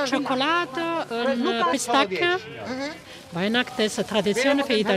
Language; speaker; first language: German; non-native, learner; Italian